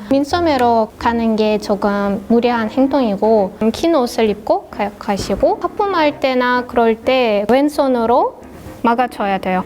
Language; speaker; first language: Korean; non-native, fluent; Uzbek